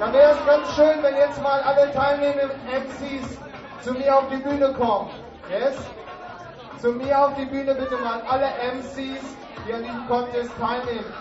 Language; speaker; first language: German; native; German